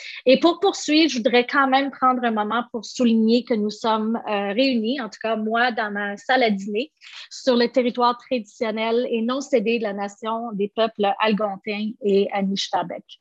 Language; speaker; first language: French; native; French